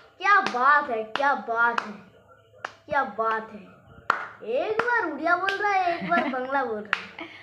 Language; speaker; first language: Hindi; non-native, local second language; Bangla